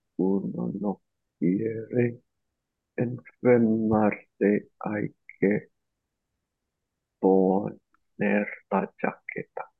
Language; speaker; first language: Spanish; non-native, learner; Chinese